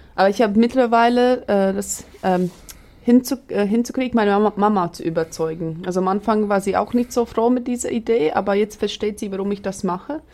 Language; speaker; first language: German; non-native, fluent; Latvian